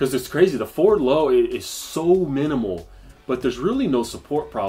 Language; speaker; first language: English; native; English